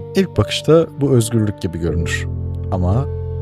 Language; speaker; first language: Turkish; native; Turkish